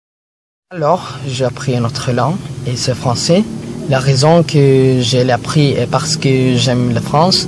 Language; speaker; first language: French; non-native, learner; Filipino